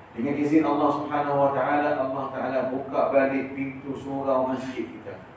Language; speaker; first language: Malay; early bilingual, heritage; Malay